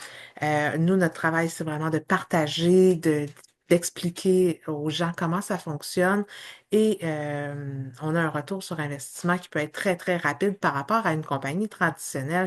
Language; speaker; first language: French; native; French